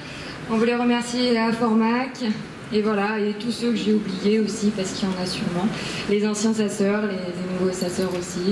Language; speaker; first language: French; native; French